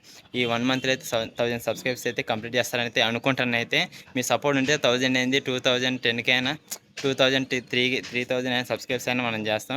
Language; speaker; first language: Telugu; native; Telugu